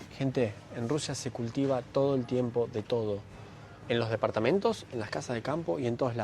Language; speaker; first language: Spanish; native; Spanish